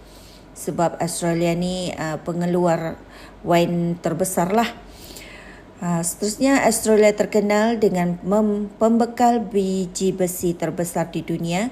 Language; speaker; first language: Malay; native; Malay